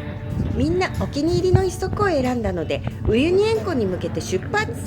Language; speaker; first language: Japanese; native; Japanese